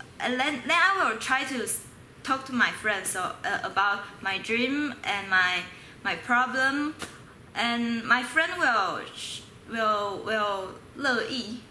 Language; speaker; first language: English; non-native, learner; Chinese